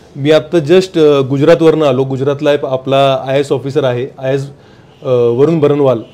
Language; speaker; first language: Marathi; native; Marathi